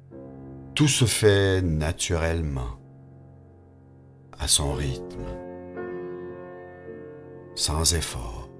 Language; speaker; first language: French; native; French